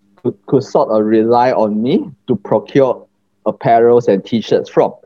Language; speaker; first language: English; non-native, local second language; Chinese